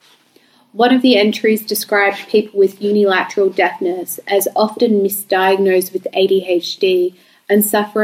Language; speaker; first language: English; native; English